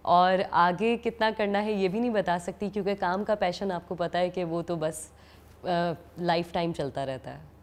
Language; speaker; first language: Urdu; native; Urdu